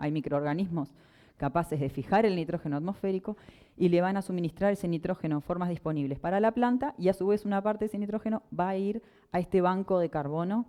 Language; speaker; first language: Spanish; native; Spanish